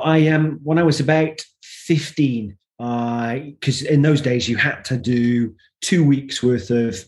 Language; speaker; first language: English; native; English